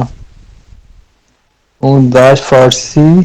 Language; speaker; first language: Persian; non-native, learner; Urdu